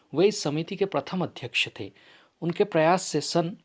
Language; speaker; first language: Hindi; non-native, local second language; Assamese